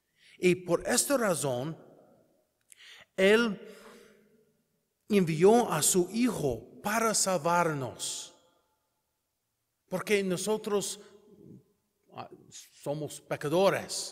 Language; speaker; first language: Spanish; non-native, learner; English